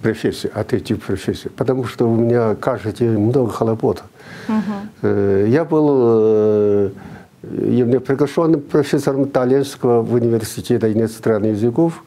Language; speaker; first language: Russian; non-native, fluent; Chinese